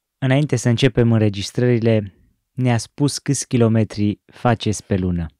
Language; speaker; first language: Romanian; native; Romanian